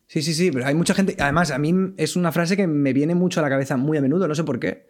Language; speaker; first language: Spanish; non-native, local second language; Catalan